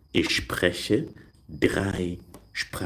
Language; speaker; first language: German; non-native, learner; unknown